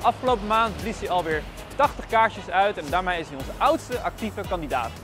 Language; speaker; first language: Dutch; native; Dutch